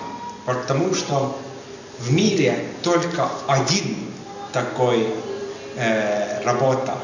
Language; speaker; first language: Russian; non-native, learner; Estonian